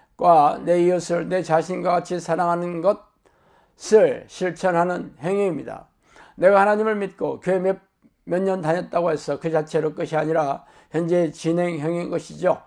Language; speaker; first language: Korean; native; Korean